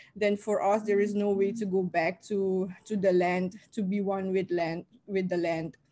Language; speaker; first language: English; non-native, fluent; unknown